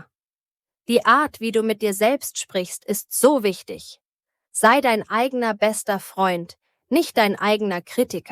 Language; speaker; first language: German; native; German